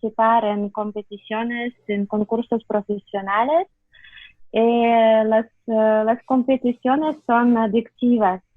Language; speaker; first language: Spanish; non-native, fluent; Russian